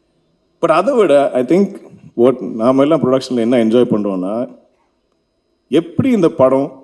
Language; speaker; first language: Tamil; non-native, local second language; Malayalam